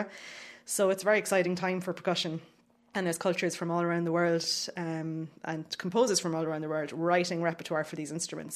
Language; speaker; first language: English; native; English